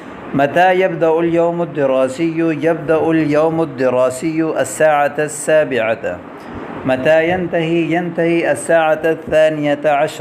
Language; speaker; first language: Arabic; non-native, fluent; Urdu